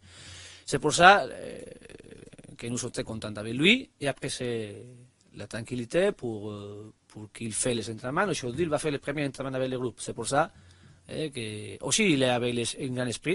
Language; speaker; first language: French; non-native, learner; Spanish